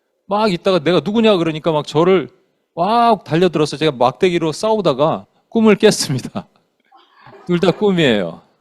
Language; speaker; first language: Korean; native; Korean